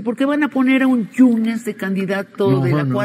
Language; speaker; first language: Spanish; native; Spanish